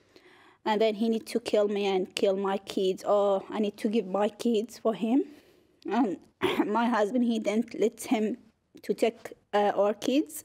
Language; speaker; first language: English; non-native, learner; Arabic